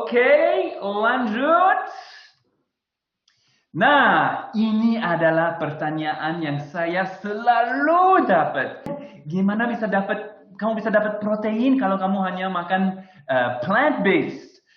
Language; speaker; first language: Indonesian; non-native, fluent; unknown